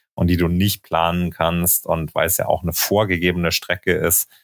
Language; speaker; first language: German; native; German